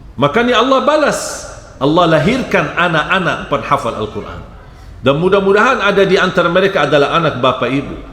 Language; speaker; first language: Malay; non-native, fluent; Arabic